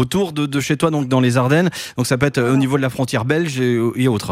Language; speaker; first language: French; native; French